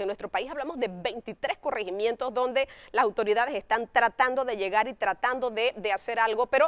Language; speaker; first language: Spanish; native; Spanish